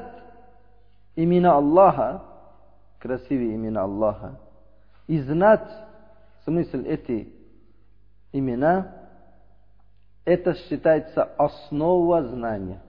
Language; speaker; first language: Russian; non-native, learner; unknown